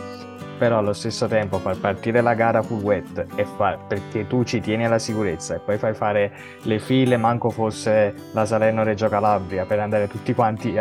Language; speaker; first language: Italian; native; Italian